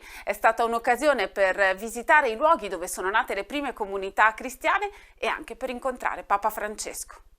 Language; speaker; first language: Italian; native; Italian